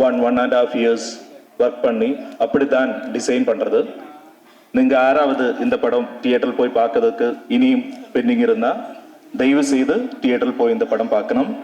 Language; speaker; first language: Tamil; non-native, learner; Malayalam